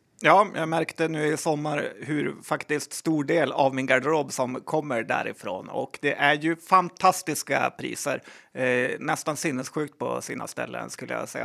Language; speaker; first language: Swedish; native; Swedish